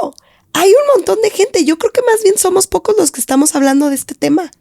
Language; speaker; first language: Spanish; native; Spanish